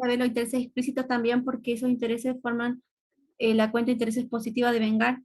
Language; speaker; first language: Spanish; native; Spanish